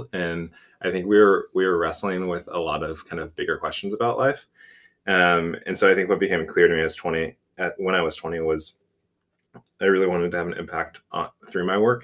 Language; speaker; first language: English; native; English